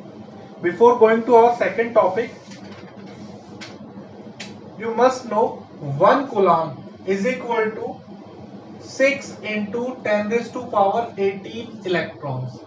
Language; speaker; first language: English; non-native, local second language; Hindi